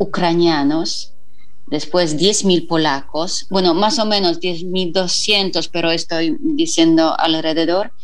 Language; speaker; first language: Spanish; non-native, fluent; Polish